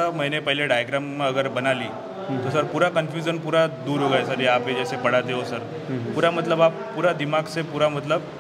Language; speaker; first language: Hindi; non-native, local second language; Marathi